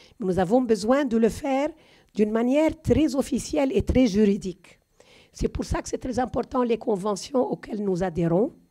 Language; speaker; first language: French; non-native, local second language; Arabic